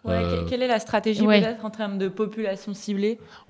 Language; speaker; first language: French; native; French